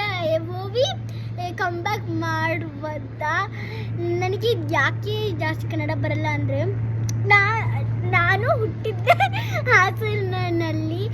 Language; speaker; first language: Kannada; early bilingual, heritage; Kannada